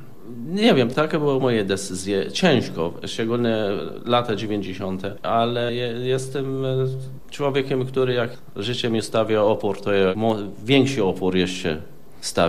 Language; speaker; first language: Polish; non-native, fluent; Arabic